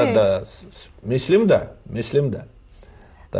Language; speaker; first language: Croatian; non-native, fluent; Russian